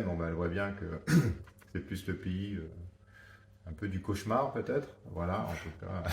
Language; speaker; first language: French; native; French